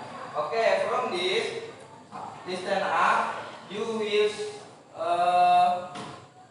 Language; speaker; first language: English; non-native, fluent; Indonesian